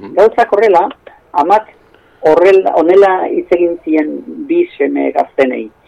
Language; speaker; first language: Basque; non-native, local second language; Spanish